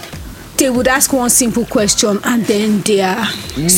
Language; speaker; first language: English; non-native, local second language; Yoruba